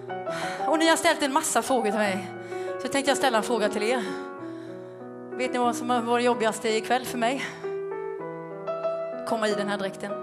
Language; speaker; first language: Swedish; native; Swedish